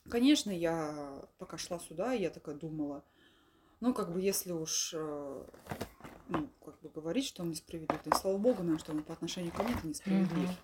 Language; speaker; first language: Russian; native; Russian